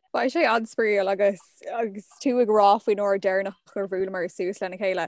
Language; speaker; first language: Irish; non-native, local second language; English